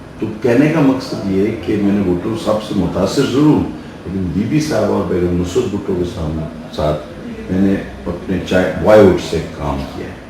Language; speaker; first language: Urdu; non-native, local second language; Sindhi